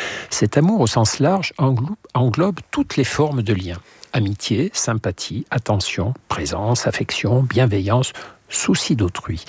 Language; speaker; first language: French; native; French